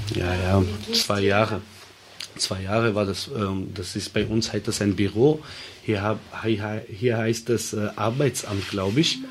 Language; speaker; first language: German; early bilingual, other home language; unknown